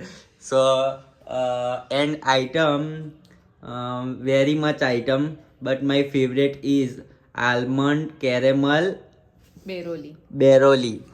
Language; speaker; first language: English; non-native, learner; Gujarati